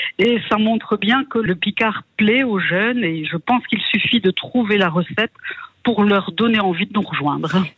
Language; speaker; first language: French; native; French